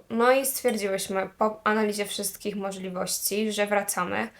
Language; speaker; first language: Polish; native; Polish